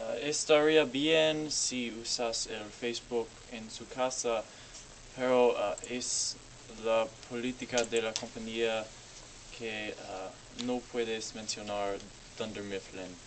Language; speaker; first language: Spanish; non-native, learner; English